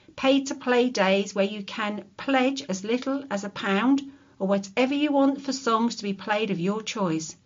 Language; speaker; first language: English; native; English